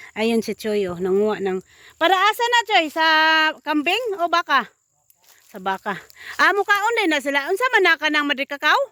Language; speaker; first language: Filipino; native; Filipino